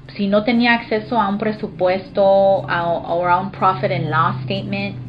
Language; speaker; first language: Spanish; early bilingual, heritage; Spanish